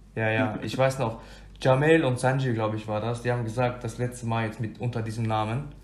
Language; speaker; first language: German; early bilingual, other home language; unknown